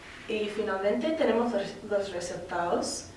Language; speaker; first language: Spanish; non-native, fluent; English